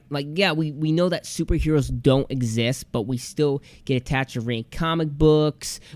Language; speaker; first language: English; native; English